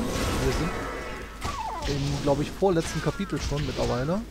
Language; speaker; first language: German; native; German